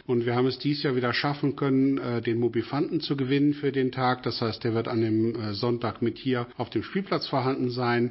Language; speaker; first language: German; native; German